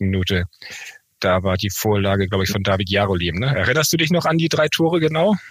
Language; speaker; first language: German; native; German